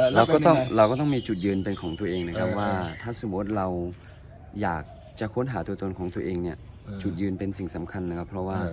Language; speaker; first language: Thai; non-native, local second language; Akha